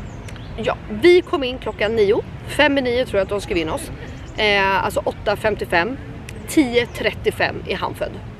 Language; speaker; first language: Swedish; native; Swedish